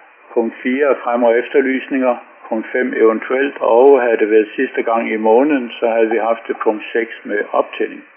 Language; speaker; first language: Danish; native; Danish